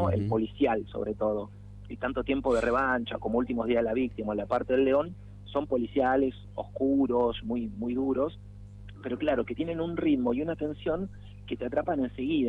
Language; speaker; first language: Spanish; native; Spanish